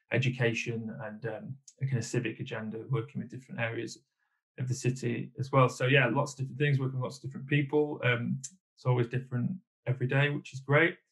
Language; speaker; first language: English; native; English